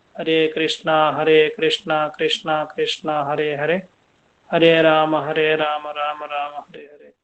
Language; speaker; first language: Hindi; non-native, local second language; Telugu